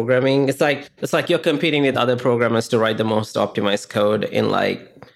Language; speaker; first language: English; non-native, local second language; Sinhala